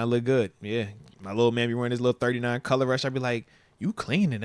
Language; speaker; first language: English; native; English